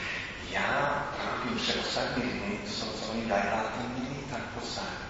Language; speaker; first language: Czech; non-native, fluent; English